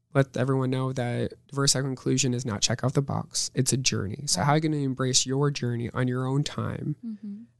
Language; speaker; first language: English; native; English